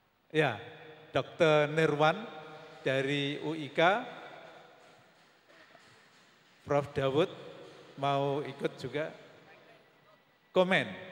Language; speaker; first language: Indonesian; native; Indonesian